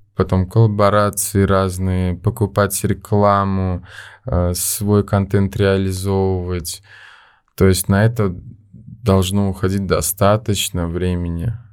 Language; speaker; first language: Russian; native; Russian